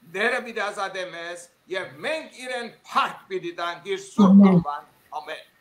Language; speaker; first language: Armenian; early bilingual, heritage; Armenian